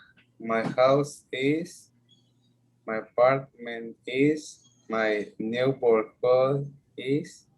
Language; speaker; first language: English; non-native, learner; Spanish